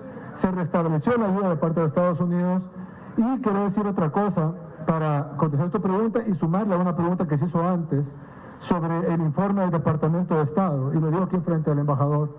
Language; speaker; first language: Spanish; native; Spanish